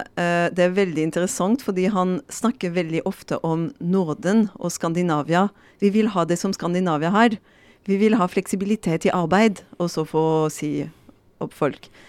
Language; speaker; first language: Norwegian; non-native, fluent; French